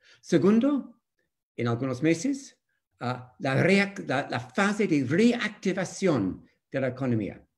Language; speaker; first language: Spanish; non-native, fluent; English